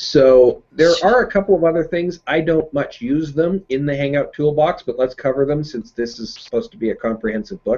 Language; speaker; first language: English; native; English